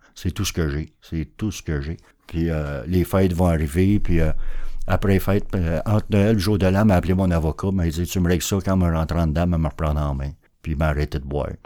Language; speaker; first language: French; native; French